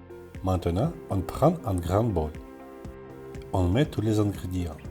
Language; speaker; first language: French; non-native, learner; Russian